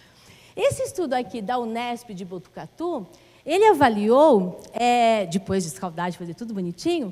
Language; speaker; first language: Portuguese; native; Portuguese